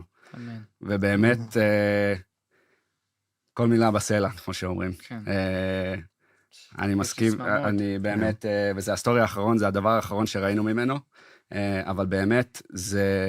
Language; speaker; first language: Hebrew; early bilingual, heritage; English